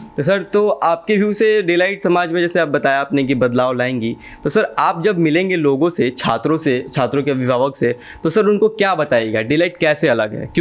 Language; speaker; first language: Hindi; native; Hindi